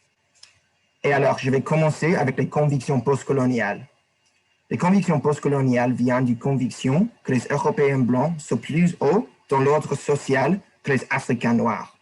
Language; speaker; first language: French; non-native, learner; English